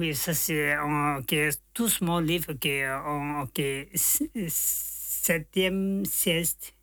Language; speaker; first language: French; non-native, learner; Tibetan